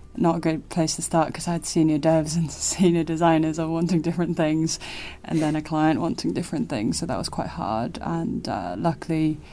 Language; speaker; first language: English; non-native, local second language; Cantonese